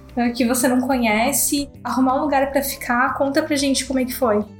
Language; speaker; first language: Portuguese; native; Portuguese